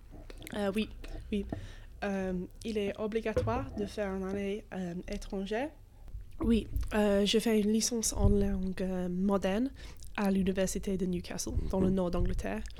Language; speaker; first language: French; non-native, fluent; English